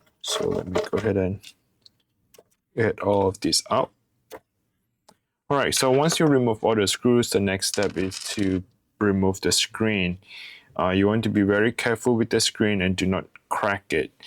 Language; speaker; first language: English; non-native, fluent; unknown